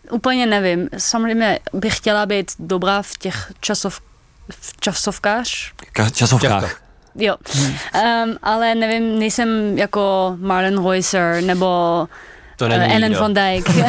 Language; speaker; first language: Czech; early bilingual, heritage; Dutch